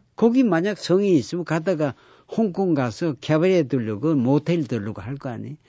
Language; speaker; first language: Korean; native; Korean